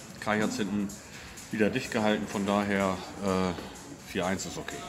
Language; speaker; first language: German; native; German